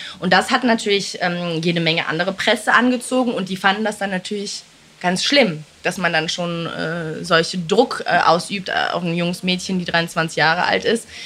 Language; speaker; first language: German; early bilingual, other home language; Italian